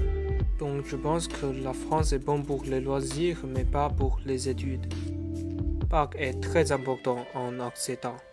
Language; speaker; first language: French; non-native, learner; Chinese